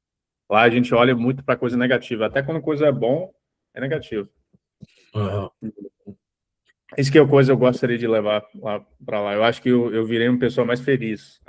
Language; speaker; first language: Portuguese; early bilingual, heritage; English